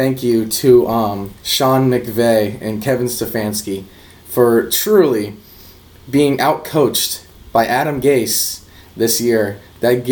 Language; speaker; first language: English; native; English